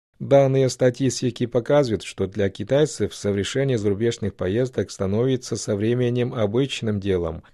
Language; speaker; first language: Russian; non-native, fluent; Chinese